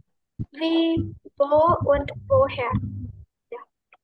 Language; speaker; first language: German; non-native, fluent; Indonesian